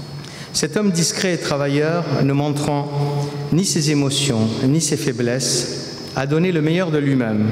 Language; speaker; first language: French; native; French